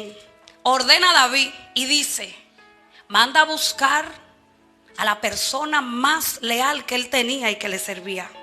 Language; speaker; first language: Spanish; native; Spanish